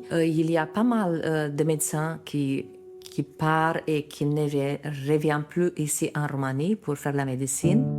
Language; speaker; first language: French; non-native, fluent; Romanian